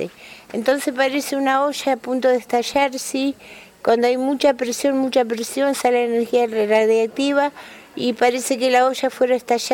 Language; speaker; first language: Spanish; native; Spanish